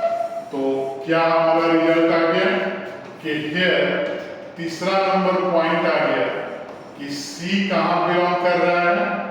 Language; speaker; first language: Hindi; native; Hindi